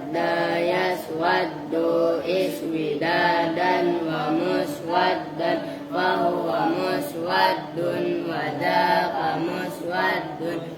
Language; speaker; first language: Arabic; non-native, learner; Indonesian